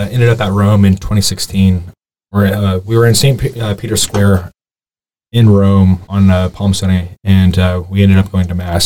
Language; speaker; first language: English; native; English